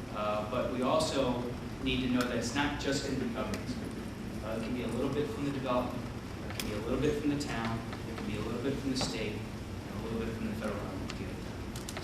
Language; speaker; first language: English; native; English